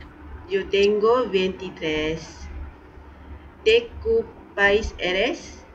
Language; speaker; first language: Spanish; non-native, learner; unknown